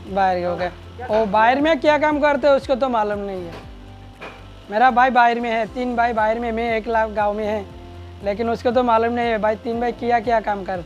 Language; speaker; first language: Hindi; non-native, learner; Bangla